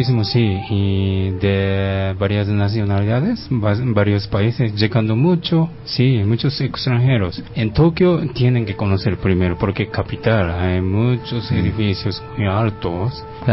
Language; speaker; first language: Spanish; non-native, fluent; Japanese